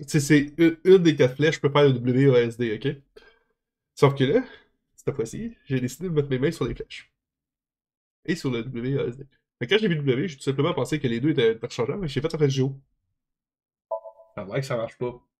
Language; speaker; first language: French; native; French